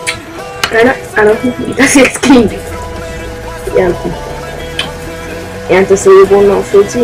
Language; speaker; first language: German; native; German